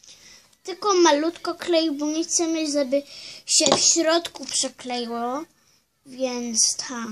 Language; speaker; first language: Polish; early bilingual, heritage; Polish